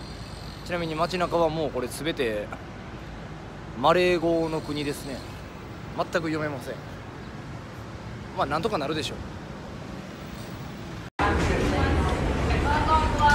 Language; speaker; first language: Japanese; native; Japanese